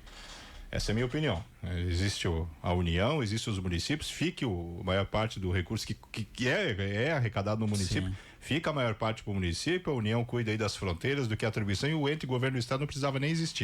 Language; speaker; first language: Portuguese; native; Portuguese